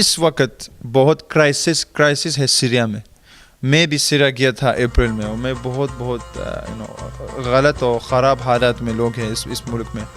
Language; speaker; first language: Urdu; early bilingual, heritage; Urdu